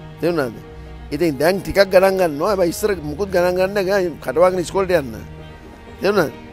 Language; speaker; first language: Sinhala; non-native, local second language; Tamil